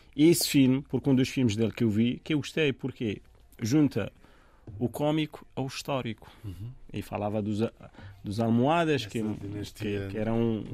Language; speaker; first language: Portuguese; non-native, fluent; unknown